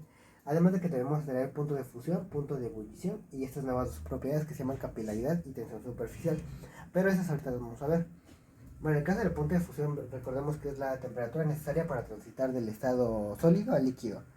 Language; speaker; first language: Spanish; native; Spanish